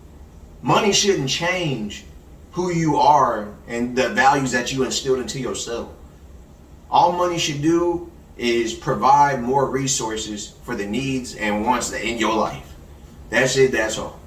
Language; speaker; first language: English; native; English